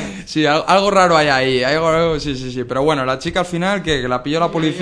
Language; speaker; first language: Spanish; native; Spanish